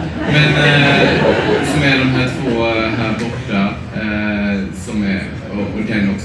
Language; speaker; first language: Swedish; native; Swedish